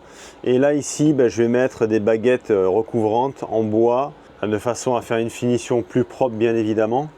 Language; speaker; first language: French; native; French